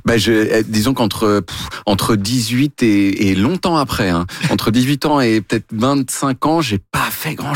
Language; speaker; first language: French; native; French